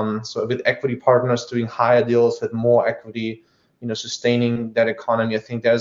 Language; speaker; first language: English; non-native, fluent; German